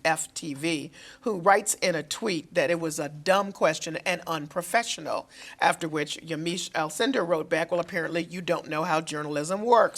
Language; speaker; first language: English; native; English